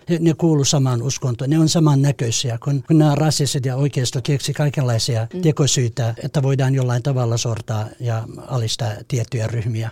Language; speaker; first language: Finnish; non-native, fluent; Kurdish